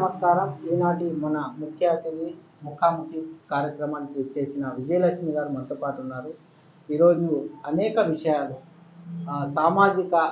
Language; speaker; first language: Telugu; native; Telugu